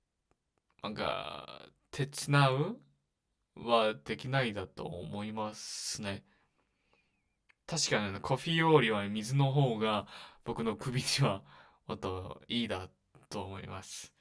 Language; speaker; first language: Japanese; non-native, learner; Korean